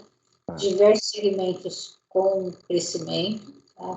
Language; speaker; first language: Portuguese; native; Portuguese